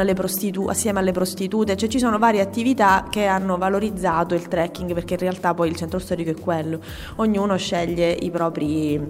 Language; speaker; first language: Italian; native; Italian